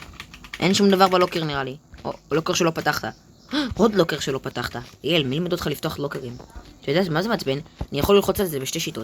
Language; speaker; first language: Hebrew; native; Hebrew